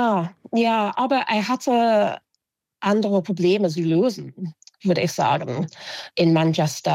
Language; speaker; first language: German; non-native, fluent; English